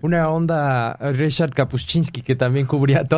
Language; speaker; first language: Spanish; native; Spanish